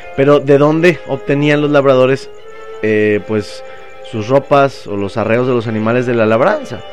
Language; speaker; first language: Spanish; native; Spanish